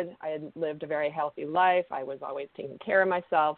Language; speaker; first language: English; native; English